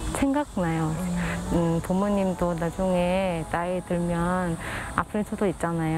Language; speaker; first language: Korean; non-native, fluent; Vietnamese